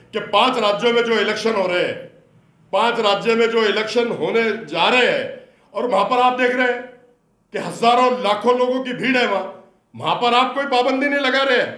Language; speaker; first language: Hindi; non-native, local second language; Urdu